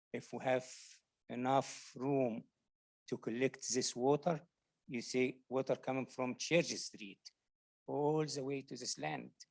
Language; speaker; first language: English; non-native, learner; Arabic